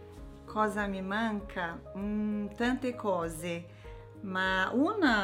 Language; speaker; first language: Italian; non-native, learner; Portuguese